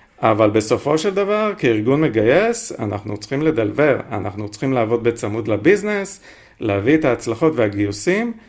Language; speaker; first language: Hebrew; native; Hebrew